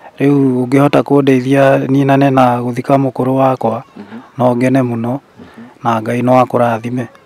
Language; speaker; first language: Kikuyu; non-native, local second language; Kamba